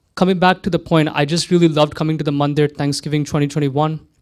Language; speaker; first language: English; early bilingual, other home language; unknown